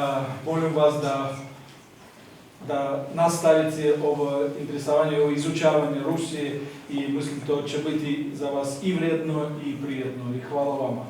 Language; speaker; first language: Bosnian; non-native, fluent; Russian